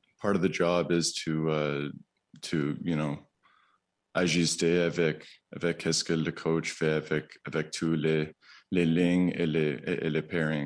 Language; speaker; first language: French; non-native, learner; English